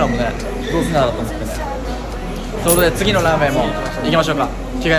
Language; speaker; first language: Japanese; native; Japanese